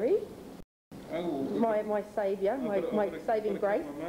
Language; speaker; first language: English; native; English